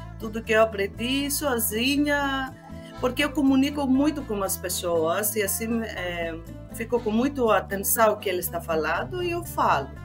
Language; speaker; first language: Portuguese; non-native, fluent; Greek